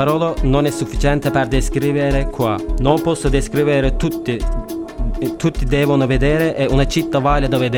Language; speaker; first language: Italian; non-native, learner; Turkish